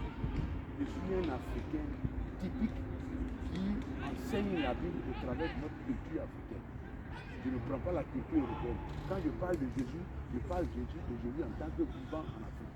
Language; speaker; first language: French; non-native, local second language; Baoulé